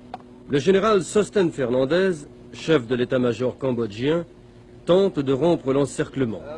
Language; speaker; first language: French; native; French